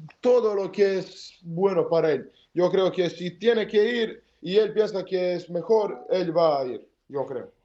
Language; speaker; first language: Spanish; non-native, learner; Serbian